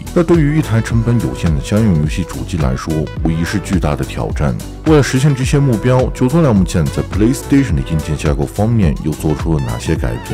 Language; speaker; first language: Chinese; native; Chinese